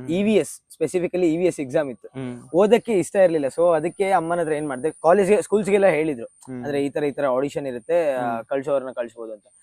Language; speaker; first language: Kannada; native; Kannada